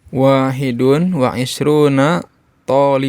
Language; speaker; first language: Arabic; non-native, learner; Indonesian